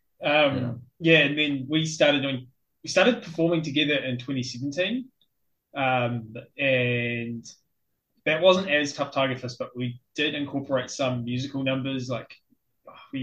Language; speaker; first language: English; native; English